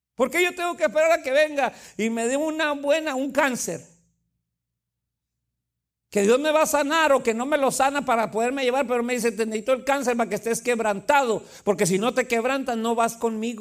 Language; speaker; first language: Spanish; native; Spanish